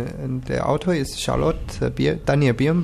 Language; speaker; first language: German; non-native, learner; Chinese